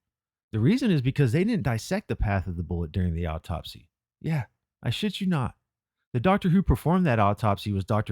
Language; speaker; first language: English; native; English